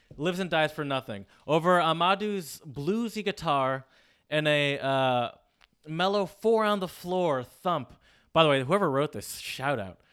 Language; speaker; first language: English; native; English